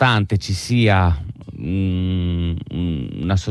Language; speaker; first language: Italian; native; Italian